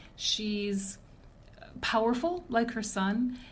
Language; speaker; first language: English; native; English